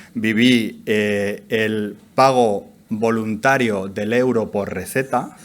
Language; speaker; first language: Spanish; native; Spanish